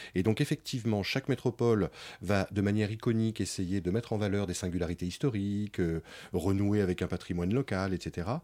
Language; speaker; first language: French; native; French